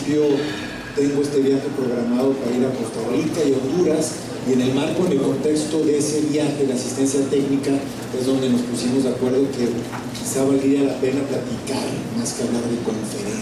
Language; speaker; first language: Spanish; native; Spanish